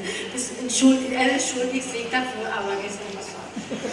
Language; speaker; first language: German; non-native, fluent; Italian